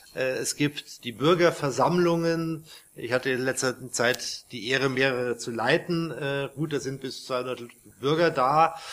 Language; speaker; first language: German; native; German